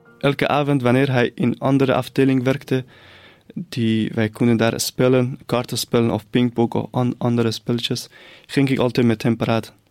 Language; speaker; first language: Dutch; non-native, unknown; Persian